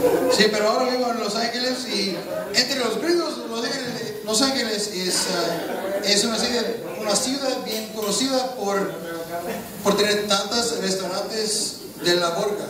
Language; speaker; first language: Spanish; non-native, fluent; English